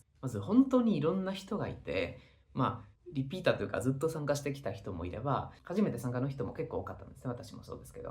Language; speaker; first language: Japanese; non-native, fluent; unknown